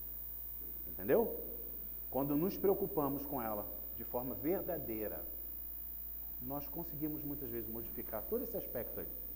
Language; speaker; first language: Portuguese; native; Portuguese